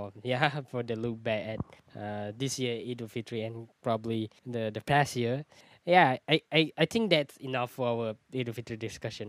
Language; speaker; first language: English; non-native, local second language; Malay